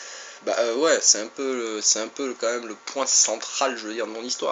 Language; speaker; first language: French; native; French